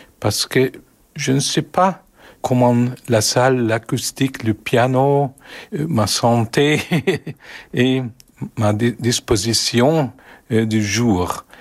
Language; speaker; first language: French; non-native, learner; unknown